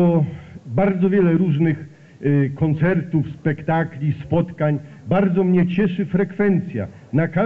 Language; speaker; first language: Polish; native; Polish